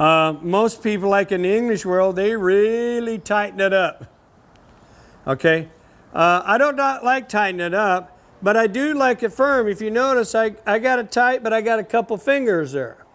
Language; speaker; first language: English; native; English